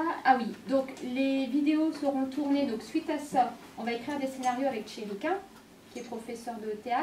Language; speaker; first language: French; native; French